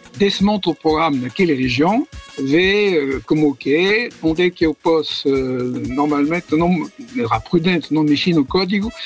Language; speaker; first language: Portuguese; non-native, fluent; French